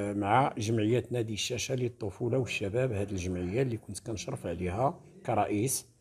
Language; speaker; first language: Arabic; native; Arabic